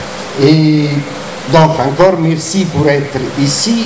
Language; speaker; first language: French; non-native, fluent; Italian